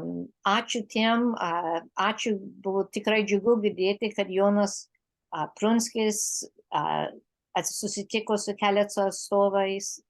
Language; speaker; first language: Lithuanian; early bilingual, heritage; Lithuanian